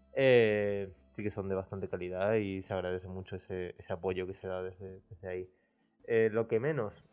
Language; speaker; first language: Spanish; native; Spanish